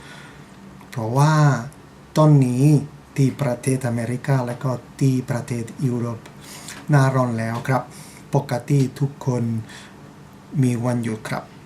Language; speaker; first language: Thai; non-native, fluent; Catalan